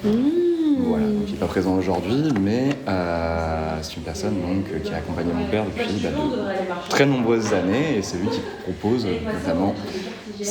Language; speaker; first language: French; native; French